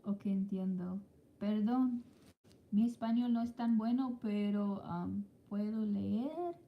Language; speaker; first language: Spanish; non-native, learner; English